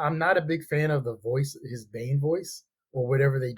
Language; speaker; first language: English; native; English